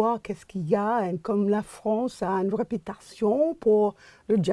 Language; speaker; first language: French; non-native, fluent; English